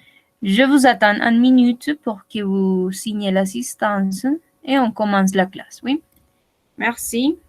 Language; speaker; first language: French; non-native, fluent; Spanish